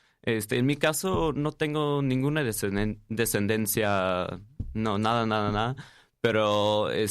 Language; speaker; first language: Spanish; non-native, fluent; English